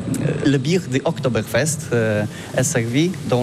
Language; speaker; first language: French; non-native, learner; Polish